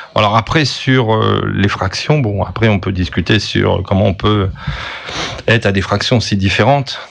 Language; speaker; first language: French; native; French